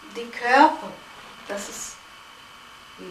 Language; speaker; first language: German; non-native, fluent; Gujarati